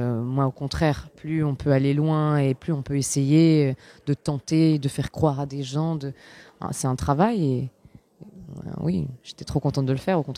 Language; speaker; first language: French; native; French